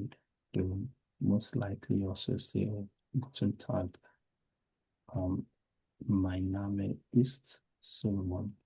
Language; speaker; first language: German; non-native, fluent; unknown